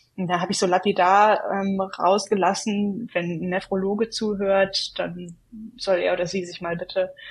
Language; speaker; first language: German; native; German